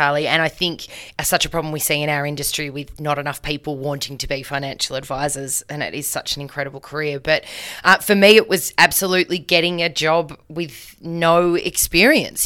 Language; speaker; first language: English; native; English